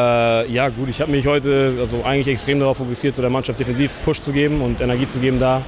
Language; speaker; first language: German; native; German